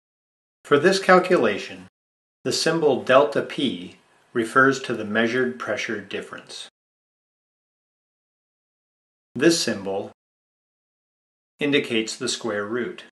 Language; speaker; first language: English; native; English